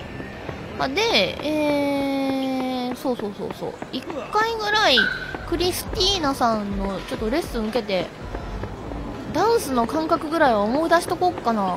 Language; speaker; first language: Japanese; native; Japanese